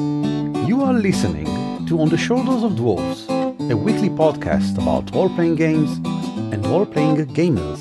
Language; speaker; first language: English; non-native, fluent; Hebrew